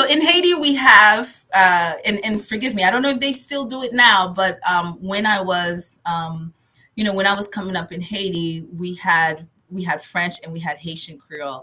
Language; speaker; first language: English; early bilingual, other home language; Haitian Creole